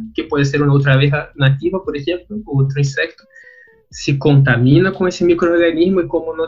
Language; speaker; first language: Spanish; non-native, learner; Portuguese